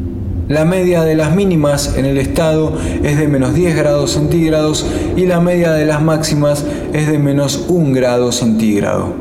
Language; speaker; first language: Spanish; native; Spanish